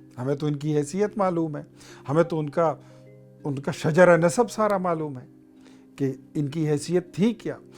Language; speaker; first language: Urdu; non-native, local second language; Pashto